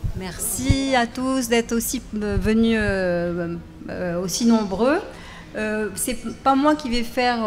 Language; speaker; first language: French; native; French